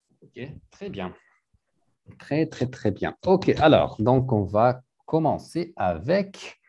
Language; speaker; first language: French; non-native, learner; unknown